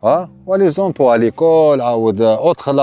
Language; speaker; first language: French; non-native, learner; Arabic